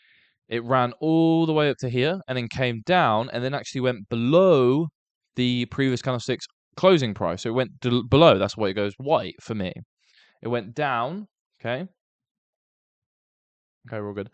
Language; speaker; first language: English; native; English